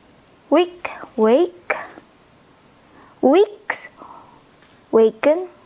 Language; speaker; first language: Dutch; non-native, fluent; Indonesian